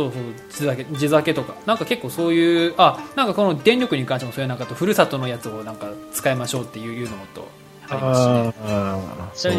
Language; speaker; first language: Japanese; native; Japanese